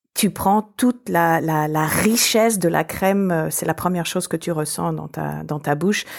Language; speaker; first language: French; non-native, fluent; English